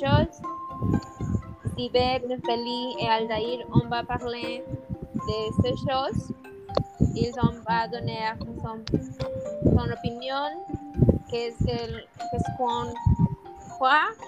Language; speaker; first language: French; non-native, learner; Spanish